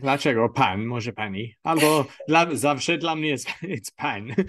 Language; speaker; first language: Polish; non-native, learner; English